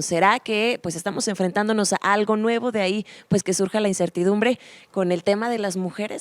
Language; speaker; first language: Spanish; native; Spanish